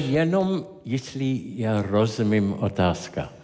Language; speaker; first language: Czech; non-native, learner; English